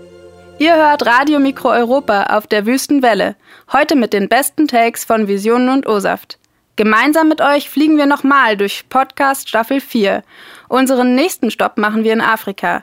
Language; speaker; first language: German; native; German